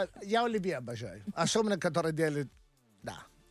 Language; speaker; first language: Russian; non-native, learner; Italian